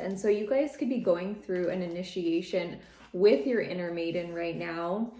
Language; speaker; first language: English; native; English